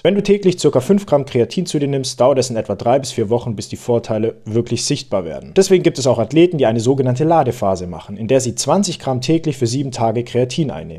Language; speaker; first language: German; native; German